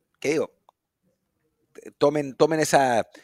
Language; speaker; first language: Spanish; native; Spanish